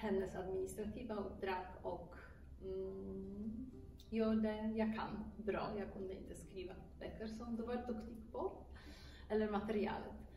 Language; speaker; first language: Swedish; non-native, fluent; Polish